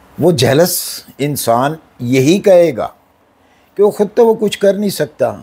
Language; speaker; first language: Urdu; non-native, local second language; Punjabi